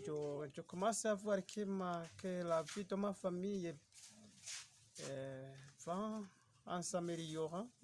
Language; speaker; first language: French; non-native, local second language; Rundi